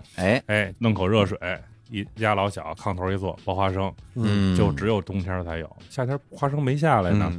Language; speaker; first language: Chinese; native; Chinese